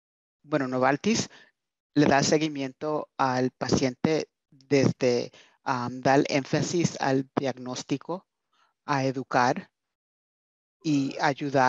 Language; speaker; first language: Spanish; early bilingual, heritage; Spanish